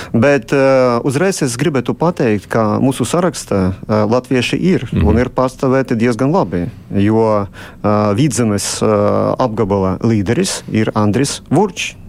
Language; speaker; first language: Latvian; non-native, local second language; Russian